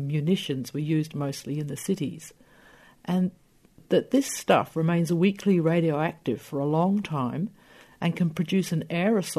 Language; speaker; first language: English; native; English